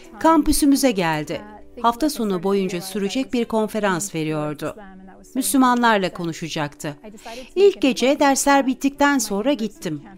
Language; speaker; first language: Turkish; non-native, fluent; English